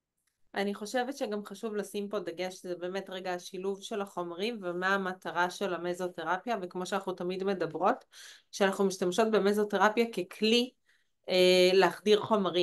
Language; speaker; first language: Hebrew; native; Hebrew